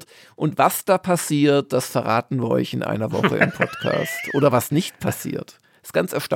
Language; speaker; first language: German; native; German